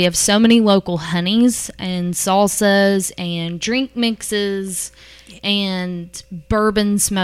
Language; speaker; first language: English; native; English